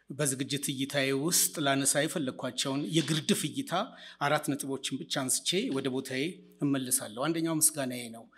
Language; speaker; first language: Amharic; native; Amharic